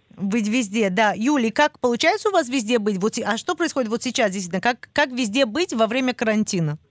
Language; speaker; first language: Russian; early bilingual, heritage; Russian